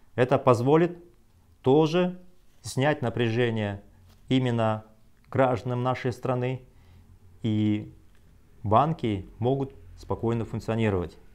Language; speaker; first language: Russian; non-native, local second language; Kazakh